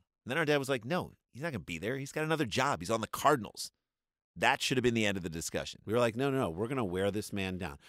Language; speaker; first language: English; native; English